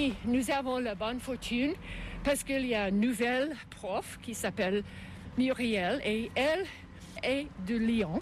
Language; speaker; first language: French; non-native, fluent; English